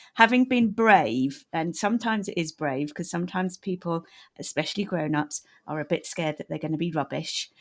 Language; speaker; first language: English; native; English